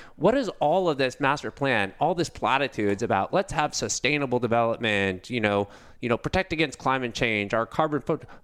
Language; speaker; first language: English; native; English